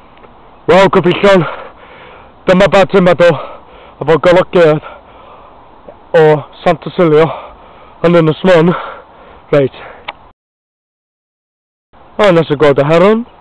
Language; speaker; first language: Welsh; non-native, learner; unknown